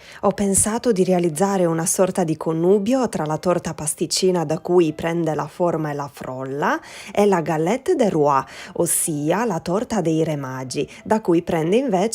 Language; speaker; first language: Italian; native; Italian